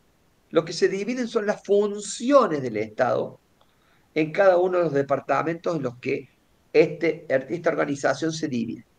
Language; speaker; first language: Spanish; native; Spanish